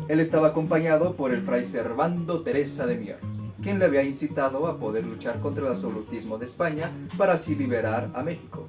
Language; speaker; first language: Spanish; native; Spanish